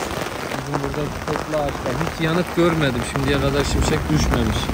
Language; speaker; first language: Turkish; native; Turkish